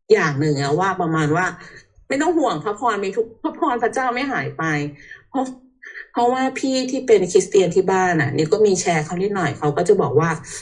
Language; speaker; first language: Thai; early bilingual, heritage; Thai